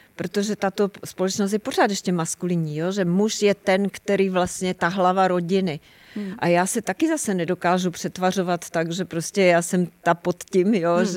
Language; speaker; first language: Czech; native; Czech